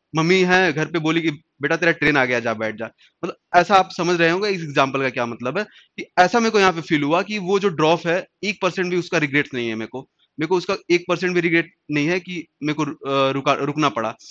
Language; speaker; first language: Hindi; native; Hindi